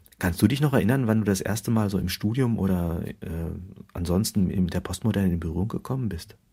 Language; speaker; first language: German; native; German